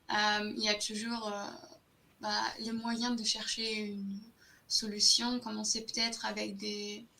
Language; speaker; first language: French; non-native, fluent; German